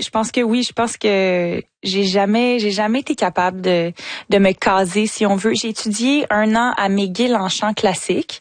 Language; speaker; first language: French; native; French